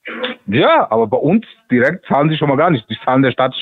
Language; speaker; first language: German; native; German